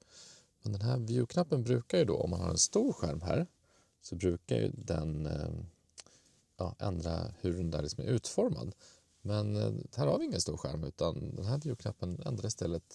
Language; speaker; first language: Swedish; native; Swedish